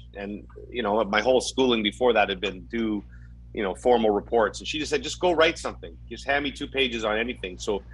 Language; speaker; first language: English; native; English